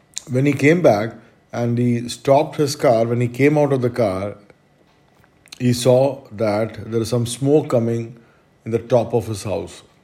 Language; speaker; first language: English; non-native, local second language; Malayalam